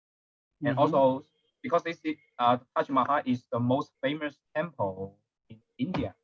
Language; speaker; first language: English; non-native, learner; Chinese